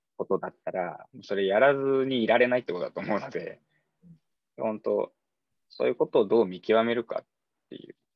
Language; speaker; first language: Japanese; native; Japanese